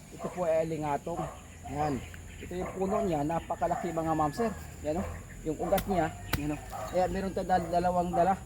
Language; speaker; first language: Filipino; native; Filipino